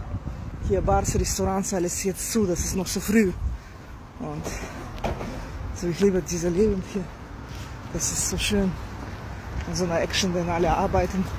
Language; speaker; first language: German; non-native, fluent; Russian